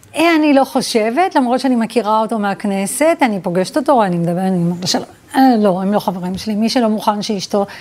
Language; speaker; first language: Hebrew; early bilingual, other home language; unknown